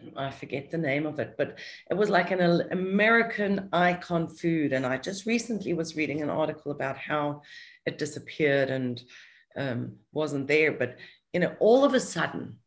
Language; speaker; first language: English; native; English